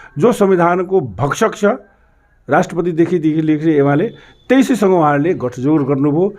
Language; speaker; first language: Nepali; non-native, local second language; Maithili